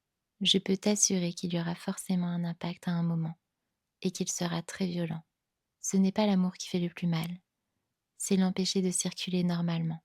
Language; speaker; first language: French; native; French